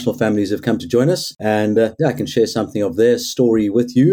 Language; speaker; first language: English; native; English